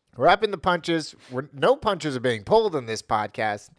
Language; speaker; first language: English; native; English